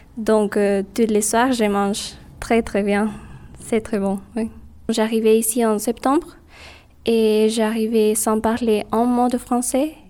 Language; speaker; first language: French; non-native, learner; Spanish